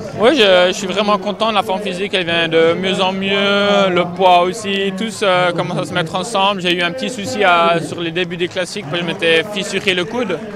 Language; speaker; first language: French; native; French